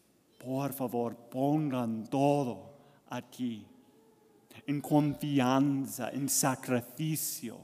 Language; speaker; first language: Spanish; non-native, learner; English